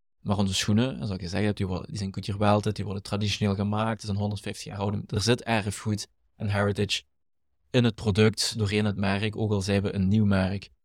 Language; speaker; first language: Dutch; native; Dutch